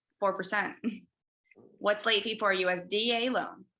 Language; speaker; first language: English; native; English